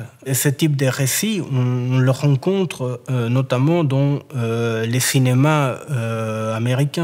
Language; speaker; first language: French; native; French